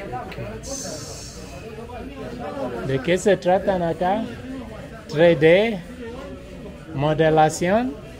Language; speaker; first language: Spanish; non-native, learner; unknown